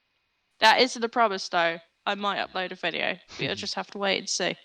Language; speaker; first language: English; native; English